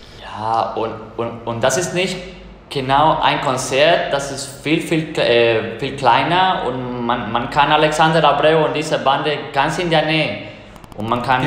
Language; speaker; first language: German; non-native, fluent; Spanish